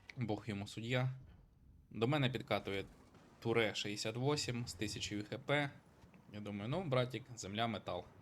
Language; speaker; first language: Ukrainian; non-native, local second language; Russian